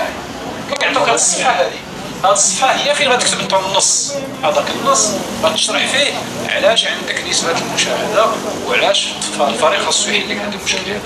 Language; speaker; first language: Arabic; native; Arabic